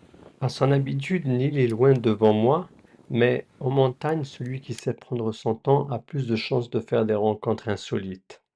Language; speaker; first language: French; native; French